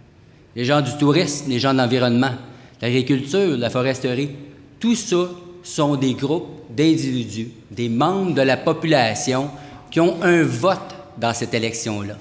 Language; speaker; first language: French; native; French